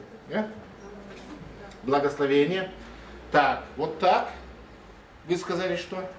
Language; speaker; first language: Russian; non-native, fluent; Mongolian